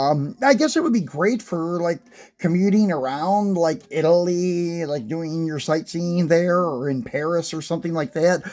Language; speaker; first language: English; native; English